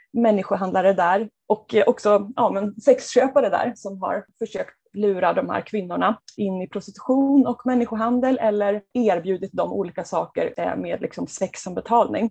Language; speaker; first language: Swedish; native; Swedish